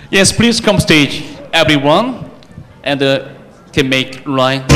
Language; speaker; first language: English; non-native, learner; Korean